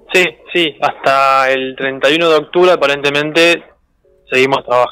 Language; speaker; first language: Spanish; native; Spanish